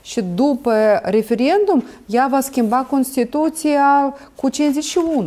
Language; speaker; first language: Romanian; non-native, local second language; Russian